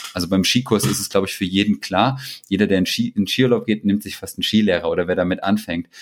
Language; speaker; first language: German; native; German